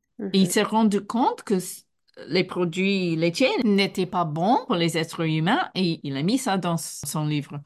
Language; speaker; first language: French; non-native, fluent; English